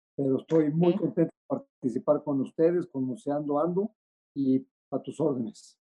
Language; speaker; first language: Spanish; native; Spanish